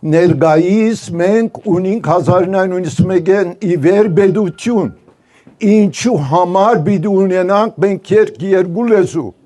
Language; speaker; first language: Armenian; non-native, local second language; Turkish